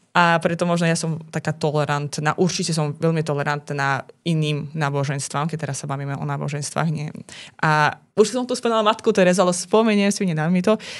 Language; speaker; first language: Slovak; non-native, fluent; Azerbaijani